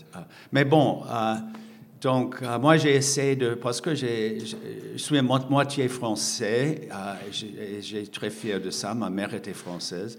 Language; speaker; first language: French; non-native, fluent; English